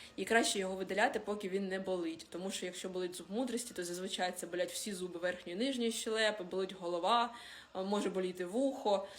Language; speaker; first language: Ukrainian; non-native, local second language; Russian